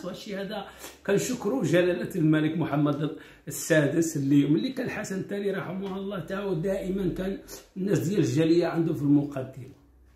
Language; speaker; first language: Arabic; native; Arabic